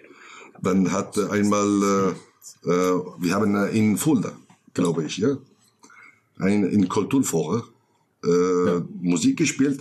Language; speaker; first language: German; non-native, learner; Kurdish